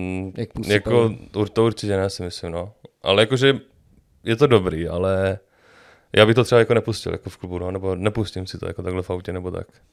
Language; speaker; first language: Czech; native; Czech